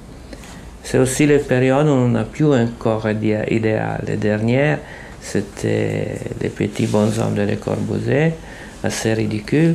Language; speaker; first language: French; non-native, fluent; Italian